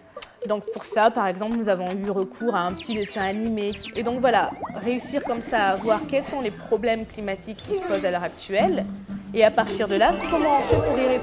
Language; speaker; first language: French; native; French